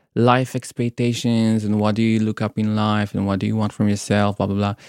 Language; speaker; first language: English; non-native, fluent; Hebrew